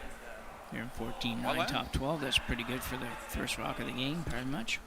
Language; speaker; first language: English; native; English